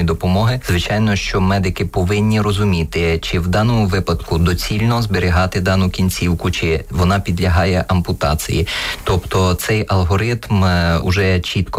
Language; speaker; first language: Ukrainian; native; Ukrainian